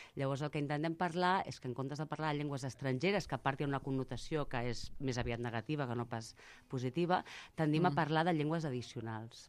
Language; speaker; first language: Catalan; native; Catalan